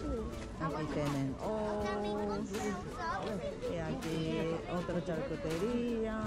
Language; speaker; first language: Spanish; non-native, learner; Japanese